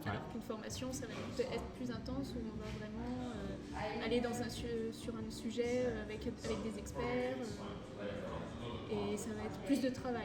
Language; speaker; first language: French; native; French